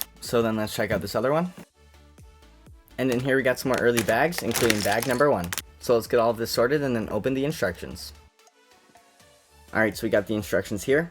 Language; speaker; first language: English; native; English